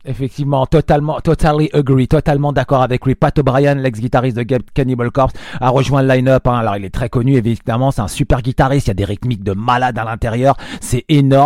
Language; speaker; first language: French; native; French